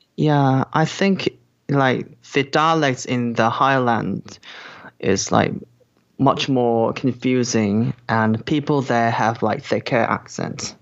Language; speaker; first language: English; non-native, fluent; Korean